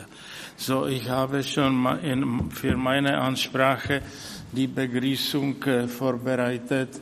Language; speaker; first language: German; non-native, fluent; Czech